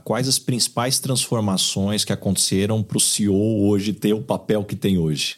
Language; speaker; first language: Portuguese; native; Portuguese